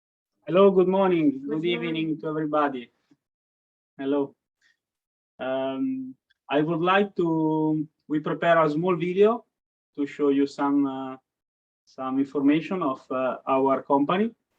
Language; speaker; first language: English; non-native, learner; Italian